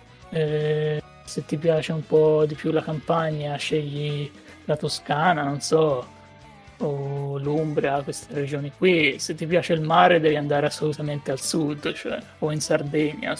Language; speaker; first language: Italian; native; Italian